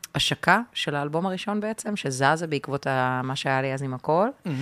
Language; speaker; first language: Hebrew; early bilingual, other home language; Russian